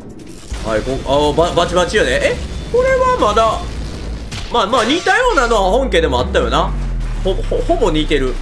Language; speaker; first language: Japanese; native; Japanese